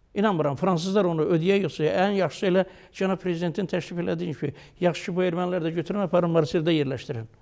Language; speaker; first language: Azerbaijani; native; Azerbaijani